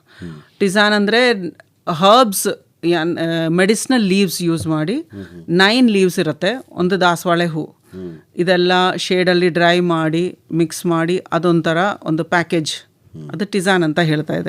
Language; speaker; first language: Kannada; non-native, local second language; Malayalam